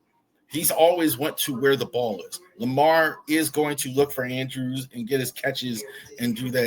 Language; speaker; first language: English; native; English